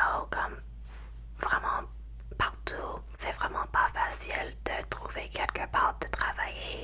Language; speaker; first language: French; non-native, learner; English